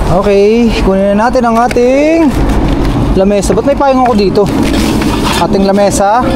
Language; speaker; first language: Filipino; native; Filipino